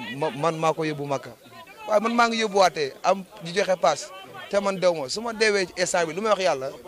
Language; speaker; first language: Wolof; native; Wolof